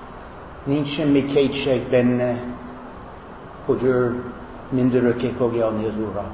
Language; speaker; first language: Hungarian; non-native, fluent; English